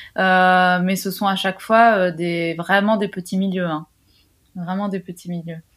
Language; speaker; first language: French; non-native, fluent; Italian